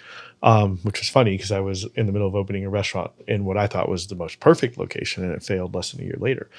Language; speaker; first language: English; native; English